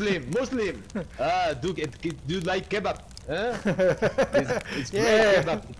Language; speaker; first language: English; non-native, learner; Spanish